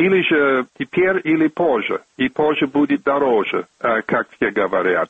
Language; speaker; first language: Russian; non-native, fluent; English